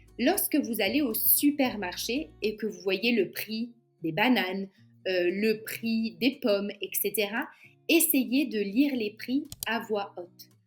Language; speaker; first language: French; native; French